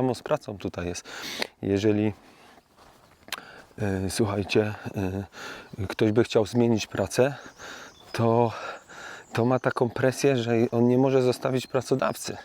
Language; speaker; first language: Polish; native; Polish